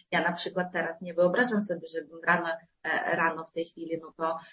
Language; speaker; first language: Polish; non-native, fluent; Ukrainian